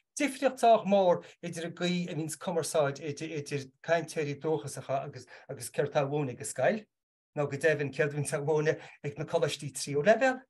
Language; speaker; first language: Irish; native; Irish